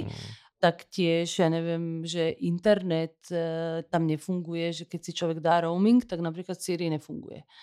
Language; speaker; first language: Slovak; early bilingual, heritage; Slovak